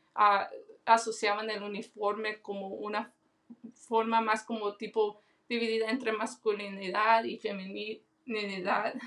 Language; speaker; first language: Spanish; early bilingual, heritage; Spanish